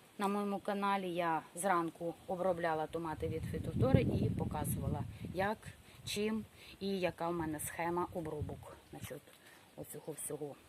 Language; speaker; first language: Ukrainian; non-native, local second language; Russian